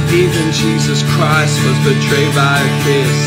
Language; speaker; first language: English; native; English